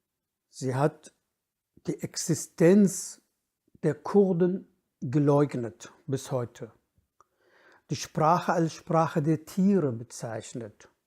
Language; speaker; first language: German; non-native, fluent; Kurdish